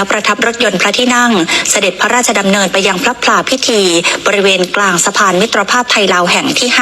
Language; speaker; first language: Thai; native; Thai